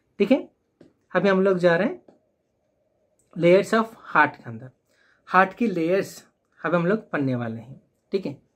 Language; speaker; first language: Hindi; non-native, local second language; Telugu